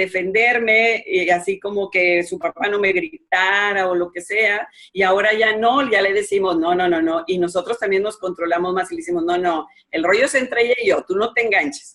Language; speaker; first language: Spanish; native; Spanish